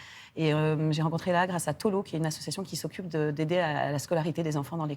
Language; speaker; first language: French; native; French